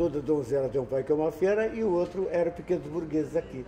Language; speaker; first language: Portuguese; native; Portuguese